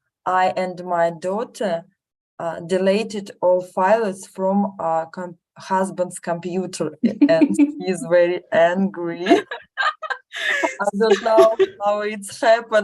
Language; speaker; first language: English; non-native, learner; Russian